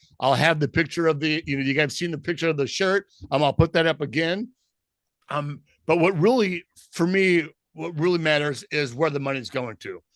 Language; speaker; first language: English; native; English